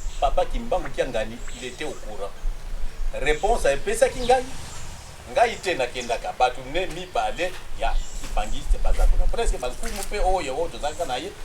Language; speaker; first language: Lingala; non-native, local second language; Kongo